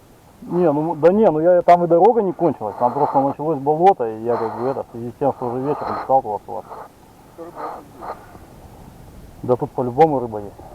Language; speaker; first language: Russian; native; Russian